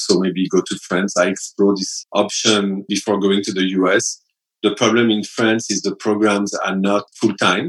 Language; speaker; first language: English; non-native, fluent; French